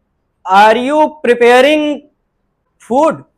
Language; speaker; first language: English; non-native, learner; Hindi